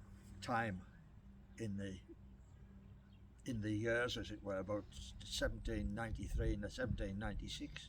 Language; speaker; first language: English; native; English